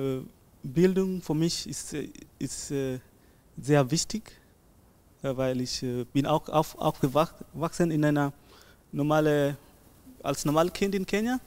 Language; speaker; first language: German; non-native, learner; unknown